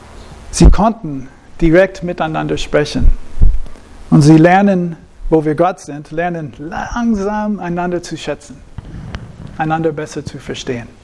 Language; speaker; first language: German; non-native, fluent; English